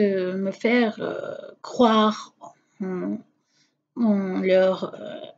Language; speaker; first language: French; non-native, fluent; Portuguese